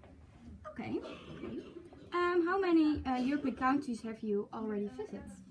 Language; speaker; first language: English; non-native, learner; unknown